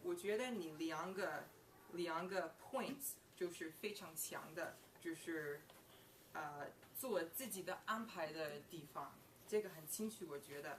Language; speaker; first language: Chinese; non-native, learner; English